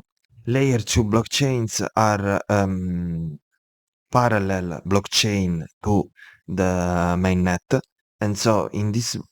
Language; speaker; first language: English; non-native, fluent; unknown